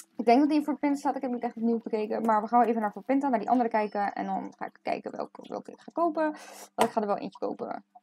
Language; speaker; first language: Dutch; native; Dutch